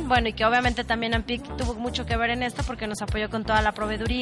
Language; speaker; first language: Spanish; native; Spanish